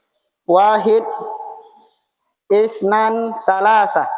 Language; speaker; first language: Arabic; non-native, fluent; Indonesian